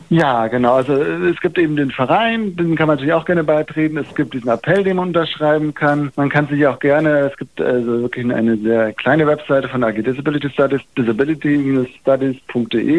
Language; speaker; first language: German; native; German